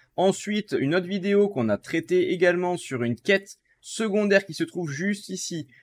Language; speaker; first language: French; native; French